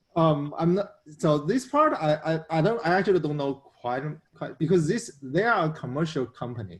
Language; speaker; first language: English; non-native, fluent; Chinese